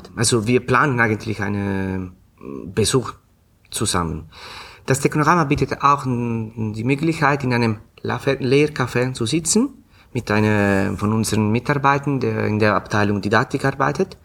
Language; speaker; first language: German; non-native, fluent; Italian